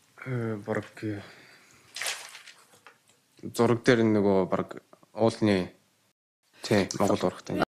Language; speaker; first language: Mongolian; early bilingual, heritage; Mongolian